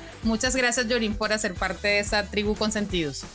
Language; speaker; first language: Spanish; native; Spanish